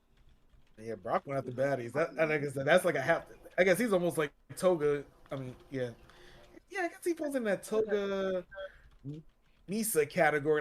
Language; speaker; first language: English; native; English